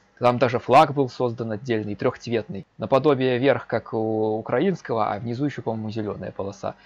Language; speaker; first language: Russian; native; Russian